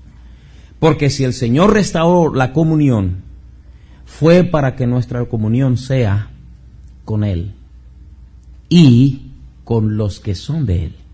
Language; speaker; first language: Spanish; native; Spanish